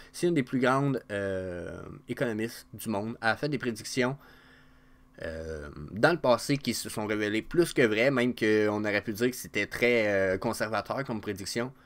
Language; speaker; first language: French; native; French